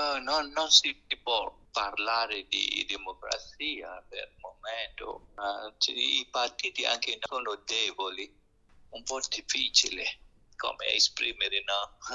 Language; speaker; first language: Italian; non-native, learner; Burmese